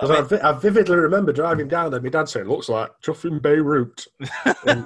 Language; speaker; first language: English; native; English